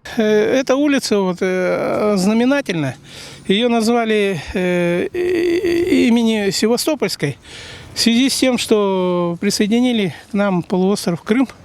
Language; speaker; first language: Russian; native; Russian